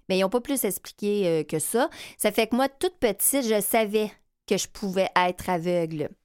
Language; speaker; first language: French; native; French